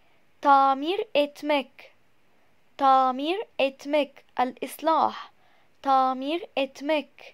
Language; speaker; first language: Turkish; non-native, fluent; Arabic